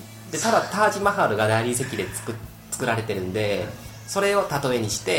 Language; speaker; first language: Japanese; non-native, fluent; Korean